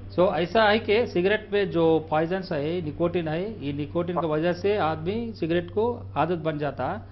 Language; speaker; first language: Hindi; non-native, local second language; Telugu